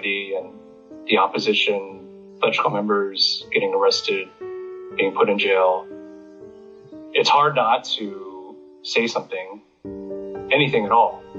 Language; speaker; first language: English; native; English